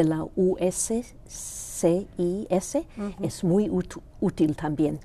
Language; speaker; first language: Spanish; non-native, local second language; Greek